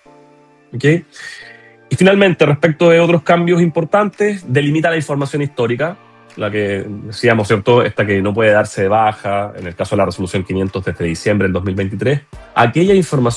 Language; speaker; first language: Spanish; native; Spanish